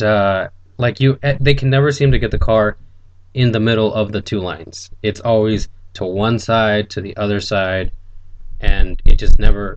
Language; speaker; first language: English; early bilingual, other home language; Spanish